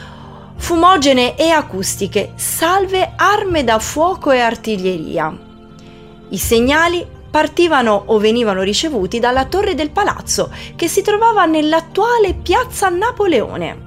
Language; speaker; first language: Italian; native; Italian